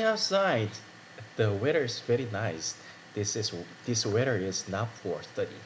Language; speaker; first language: English; non-native, learner; Korean